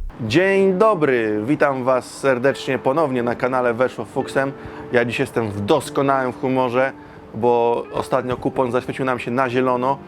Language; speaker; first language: Polish; native; Polish